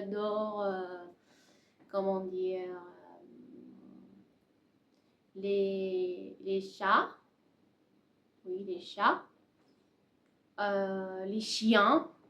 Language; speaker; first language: French; non-native, learner; Persian